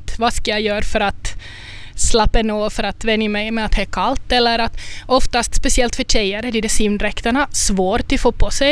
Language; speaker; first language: Swedish; native; Swedish